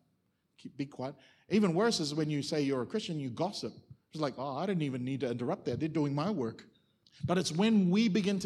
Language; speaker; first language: English; native; English